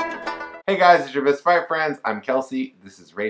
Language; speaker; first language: English; native; English